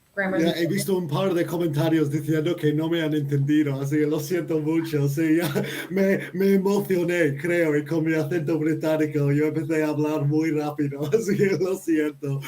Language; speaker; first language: Spanish; non-native, fluent; English